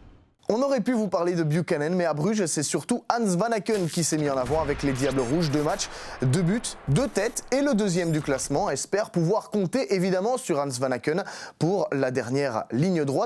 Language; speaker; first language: French; native; French